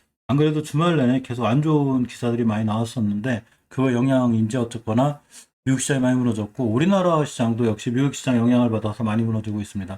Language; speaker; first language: Korean; native; Korean